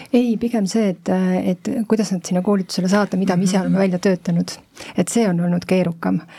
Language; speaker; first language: Estonian; native; Estonian